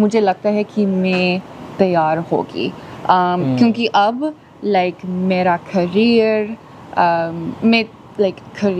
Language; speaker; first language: Hindi; non-native, learner; English